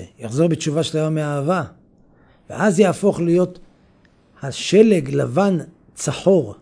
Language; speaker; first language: Hebrew; native; Hebrew